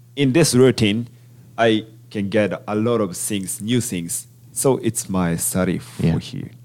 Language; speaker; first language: English; non-native, learner; Japanese